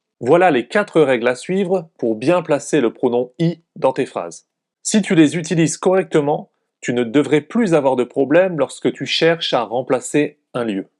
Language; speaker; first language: French; native; French